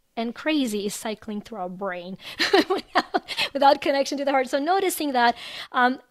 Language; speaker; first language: English; non-native, fluent; Ukrainian